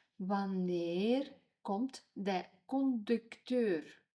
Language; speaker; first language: Dutch; non-native, fluent; Ukrainian